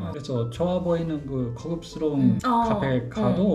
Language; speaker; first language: Korean; non-native, learner; Japanese